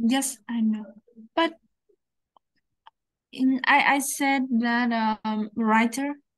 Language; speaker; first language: English; non-native, learner; Vietnamese